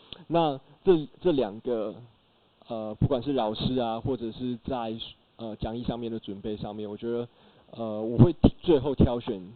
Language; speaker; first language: Chinese; native; Chinese